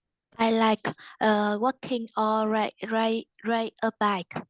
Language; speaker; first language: English; non-native, learner; Vietnamese